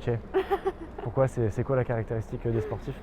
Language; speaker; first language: French; native; French